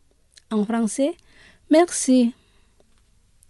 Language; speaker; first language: French; non-native, fluent; Indonesian